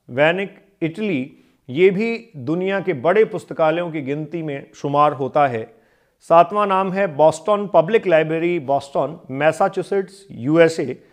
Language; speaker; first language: Hindi; native; Hindi